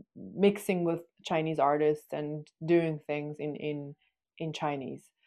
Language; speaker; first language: English; non-native, fluent; Chinese